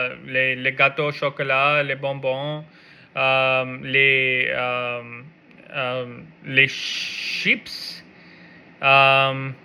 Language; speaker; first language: French; non-native, learner; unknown